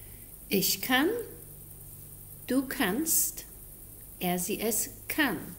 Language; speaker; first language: German; non-native, fluent; English